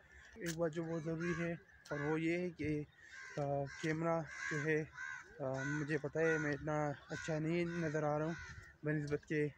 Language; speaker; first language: Hindi; non-native, local second language; Pashto